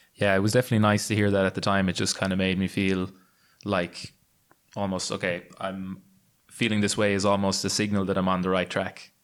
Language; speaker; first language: English; native; English